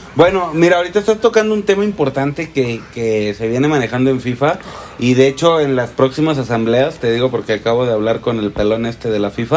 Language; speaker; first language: Spanish; native; Spanish